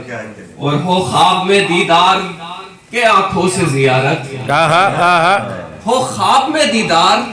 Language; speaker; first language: Urdu; native; Urdu